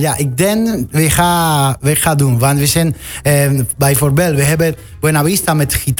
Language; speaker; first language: Dutch; non-native, fluent; Spanish